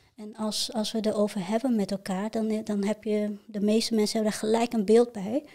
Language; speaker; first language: Dutch; native; Dutch